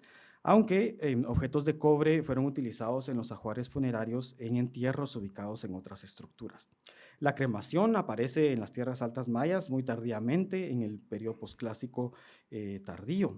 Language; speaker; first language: Spanish; native; Spanish